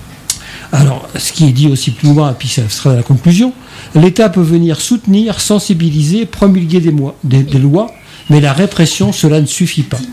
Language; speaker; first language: French; native; French